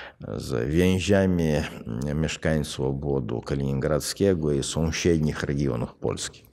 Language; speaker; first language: Polish; non-native, fluent; Russian